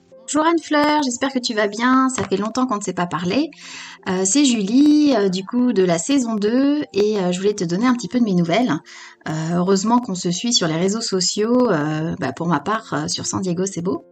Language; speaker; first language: French; native; French